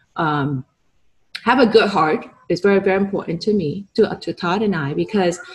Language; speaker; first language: English; non-native, fluent; Vietnamese